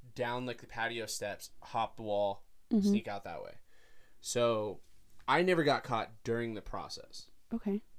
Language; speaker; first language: English; native; English